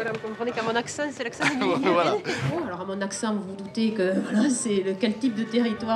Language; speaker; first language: French; native; French